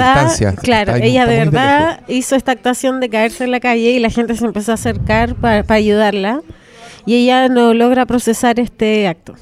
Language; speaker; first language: Spanish; native; Spanish